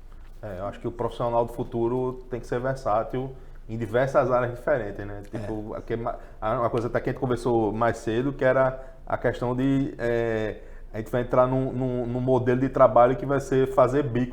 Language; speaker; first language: Portuguese; native; Portuguese